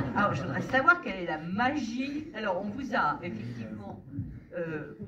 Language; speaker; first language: French; native; French